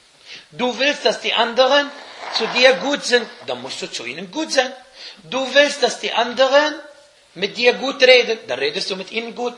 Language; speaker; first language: German; non-native, fluent; Arabic